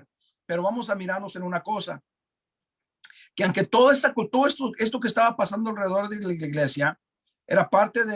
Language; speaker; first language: Spanish; early bilingual, heritage; English